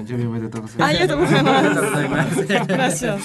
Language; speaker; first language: Spanish; non-native, learner; Japanese